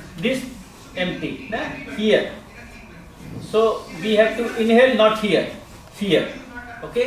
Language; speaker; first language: English; non-native, learner; Hindi